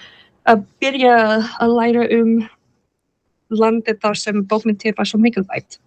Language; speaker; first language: Icelandic; non-native, fluent; English